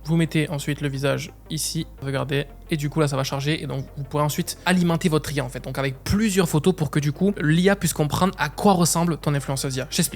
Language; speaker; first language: French; native; French